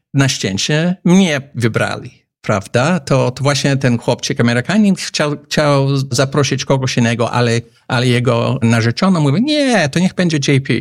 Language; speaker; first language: Polish; non-native, fluent; English